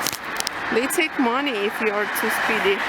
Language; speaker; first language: English; non-native, local second language; Russian